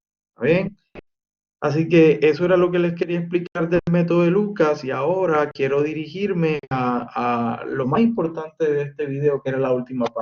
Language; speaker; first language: Spanish; native; Spanish